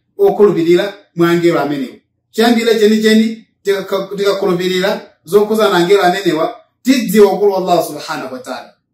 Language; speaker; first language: Nyanja; native; Nyanja